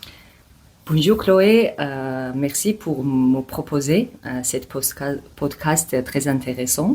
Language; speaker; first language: French; non-native, learner; Georgian